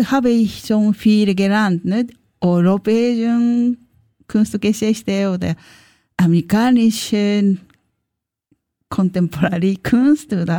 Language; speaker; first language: German; non-native, learner; Japanese